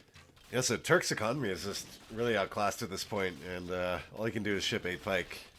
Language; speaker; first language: English; native; English